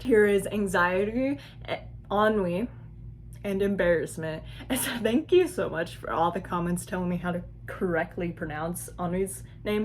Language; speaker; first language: English; native; English